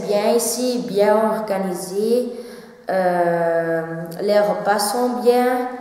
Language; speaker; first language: French; non-native, local second language; Dutch